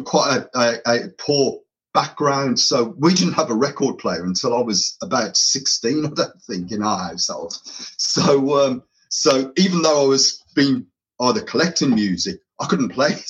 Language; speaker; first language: English; native; English